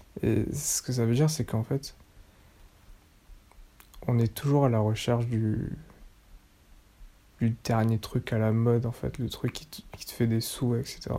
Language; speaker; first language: French; native; French